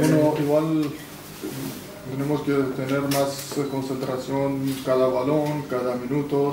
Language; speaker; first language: Spanish; non-native, fluent; Persian